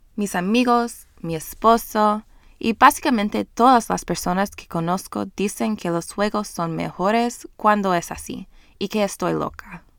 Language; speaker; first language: Spanish; non-native, fluent; English